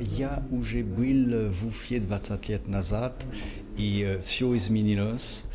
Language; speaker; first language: Russian; non-native, fluent; French